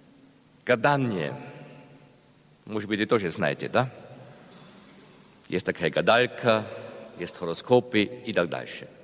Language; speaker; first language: Russian; non-native, learner; German